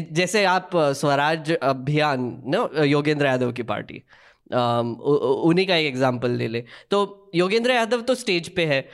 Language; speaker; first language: Hindi; non-native, local second language; Marathi